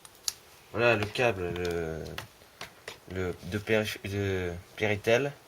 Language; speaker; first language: French; native; French